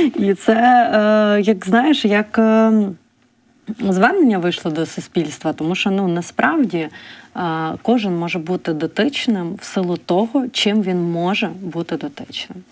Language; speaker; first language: Ukrainian; non-native, local second language; Russian